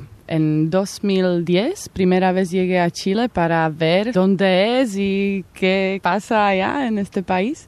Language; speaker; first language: Spanish; non-native, fluent; Slovak